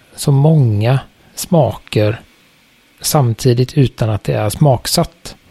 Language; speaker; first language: Swedish; native; Swedish